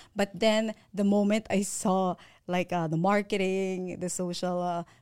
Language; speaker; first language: English; non-native, local second language; Filipino